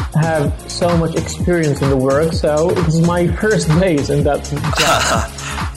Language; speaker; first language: English; non-native, fluent; Arabic